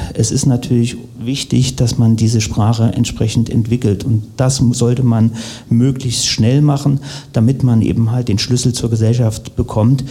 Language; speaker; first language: German; native; German